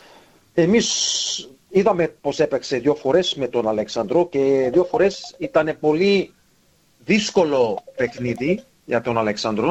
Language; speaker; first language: Greek; early bilingual, heritage; English